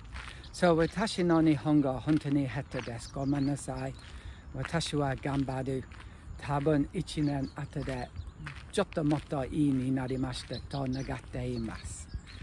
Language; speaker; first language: Japanese; non-native, learner; English